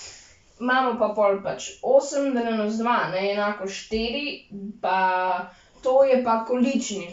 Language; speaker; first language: Slovenian; native; Slovenian